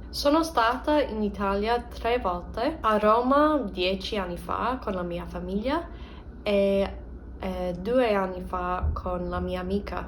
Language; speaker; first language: Italian; non-native, learner; English